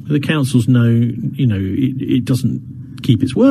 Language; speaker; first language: English; native; English